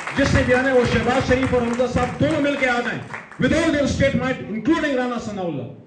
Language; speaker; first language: Urdu; non-native, local second language; Pashto